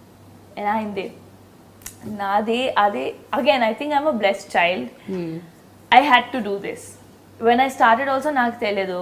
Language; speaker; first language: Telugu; non-native, local second language; Hindi